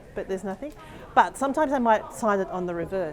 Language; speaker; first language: English; non-native, fluent; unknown